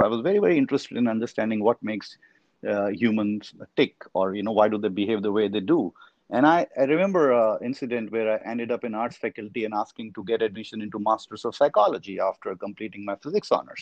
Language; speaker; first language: English; non-native, local second language; Hindi